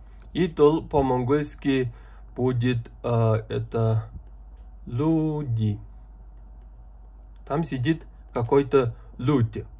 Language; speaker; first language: Russian; non-native, learner; Mongolian